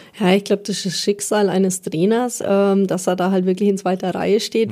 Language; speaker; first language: German; native; German